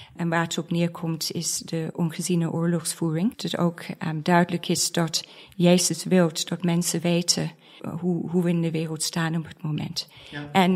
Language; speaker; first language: Dutch; non-native, fluent; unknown